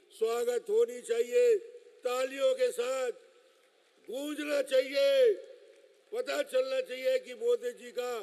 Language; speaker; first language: Hindi; native; Hindi